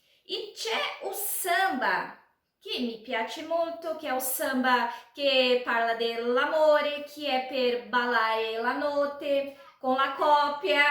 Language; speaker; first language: Italian; non-native, learner; Portuguese